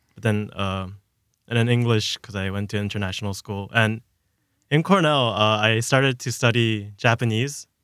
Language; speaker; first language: English; early bilingual, other home language; Korean